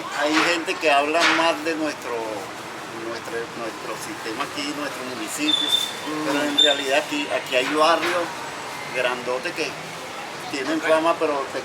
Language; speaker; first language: Spanish; native; Spanish